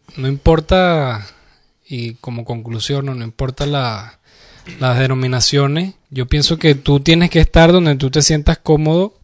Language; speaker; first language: Spanish; native; Spanish